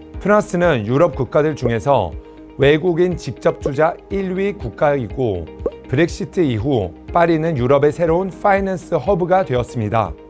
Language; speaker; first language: Korean; early bilingual, heritage; Korean